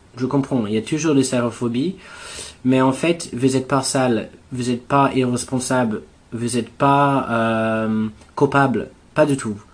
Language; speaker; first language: French; non-native, learner; English